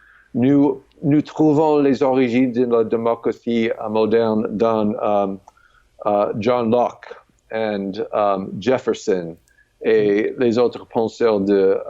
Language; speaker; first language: French; non-native, fluent; English